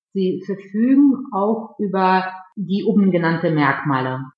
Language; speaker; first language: German; non-native, fluent; Russian